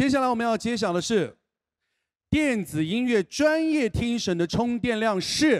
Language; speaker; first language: Chinese; native; Chinese